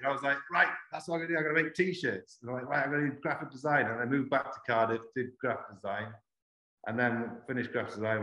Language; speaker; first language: English; native; English